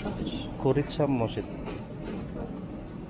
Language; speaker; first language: Russian; non-native, learner; Filipino